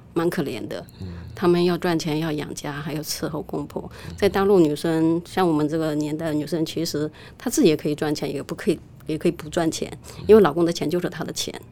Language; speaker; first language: Chinese; native; Chinese